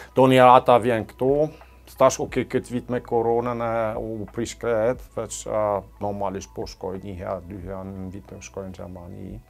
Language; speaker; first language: Albanian; non-native, fluent; German